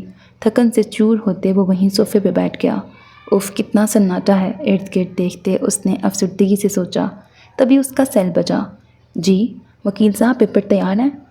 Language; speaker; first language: Urdu; native; Urdu